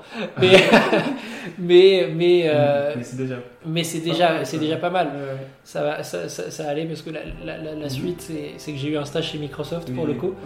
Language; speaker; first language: French; non-native, local second language; Arabic